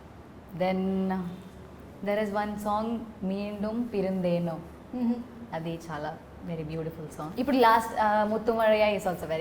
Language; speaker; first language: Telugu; non-native, learner; Malayalam